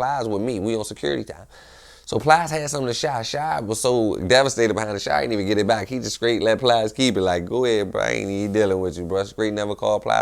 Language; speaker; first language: English; native; English